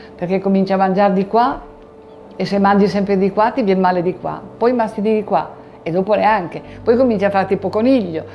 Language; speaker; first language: Italian; native; Italian